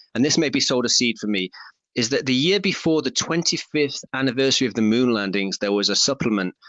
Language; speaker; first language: English; native; English